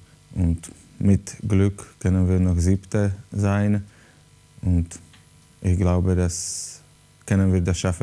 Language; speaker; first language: German; non-native, learner; Slovak